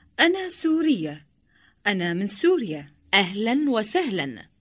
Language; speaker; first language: Arabic; non-native, learner; Indonesian